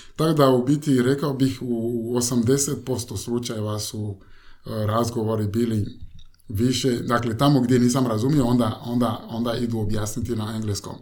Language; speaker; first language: Croatian; non-native, fluent; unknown